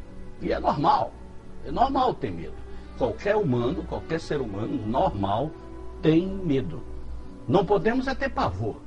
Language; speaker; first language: Portuguese; native; Portuguese